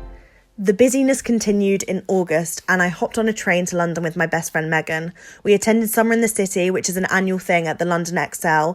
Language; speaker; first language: English; native; English